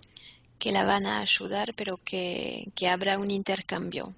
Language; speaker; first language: Spanish; non-native, fluent; French